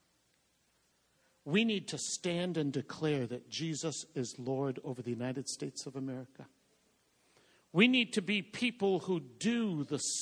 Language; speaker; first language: English; native; English